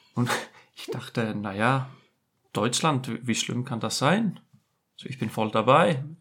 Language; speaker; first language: German; non-native, fluent; Icelandic